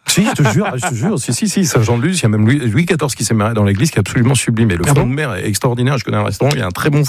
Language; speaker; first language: French; native; French